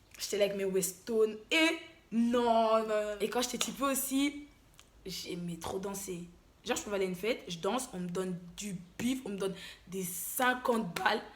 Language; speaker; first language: French; early bilingual, other home language; Lingala